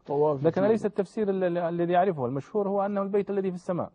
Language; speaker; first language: Arabic; native; Arabic